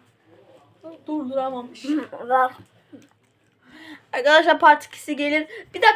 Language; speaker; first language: Turkish; native; Turkish